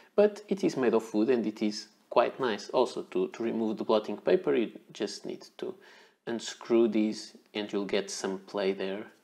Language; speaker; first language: English; non-native, fluent; Portuguese